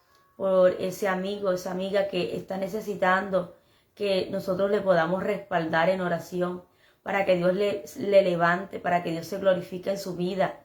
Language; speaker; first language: Spanish; native; Spanish